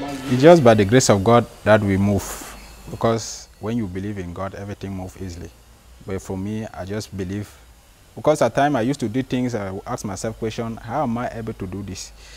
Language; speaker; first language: English; non-native, local second language; French